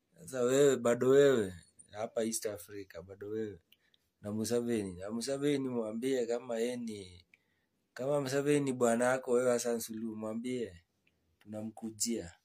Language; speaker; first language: Swahili; native; Swahili